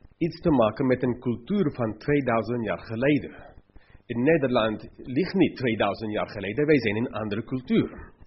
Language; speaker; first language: Dutch; non-native, fluent; English